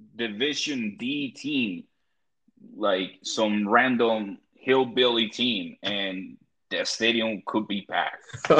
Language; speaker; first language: English; early bilingual, other home language; Spanish